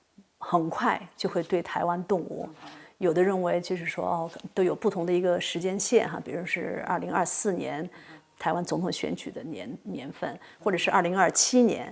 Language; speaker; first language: Chinese; native; Chinese